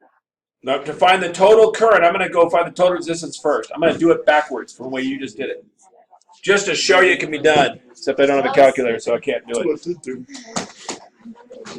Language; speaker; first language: English; native; English